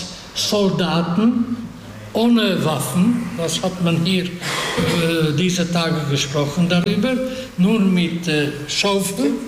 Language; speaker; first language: German; non-native, fluent; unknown